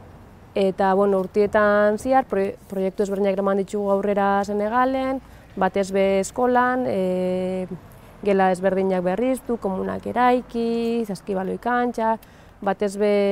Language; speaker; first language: Basque; native; Basque